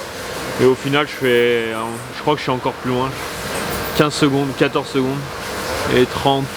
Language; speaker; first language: French; native; French